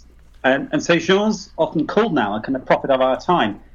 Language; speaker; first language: English; native; English